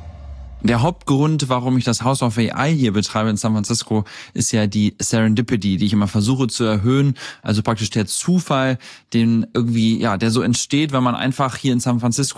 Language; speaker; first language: German; native; German